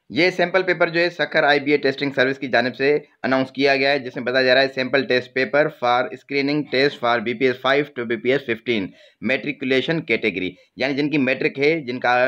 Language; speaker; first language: Urdu; non-native, local second language; Sindhi